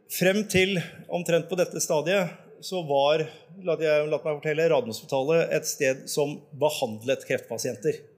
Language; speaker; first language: Norwegian; native; Norwegian